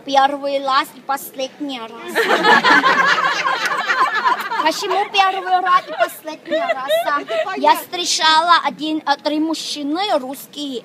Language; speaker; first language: Russian; non-native, learner; Thai